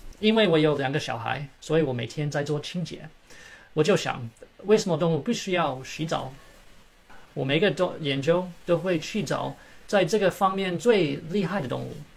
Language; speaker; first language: Chinese; early bilingual, heritage; Chinese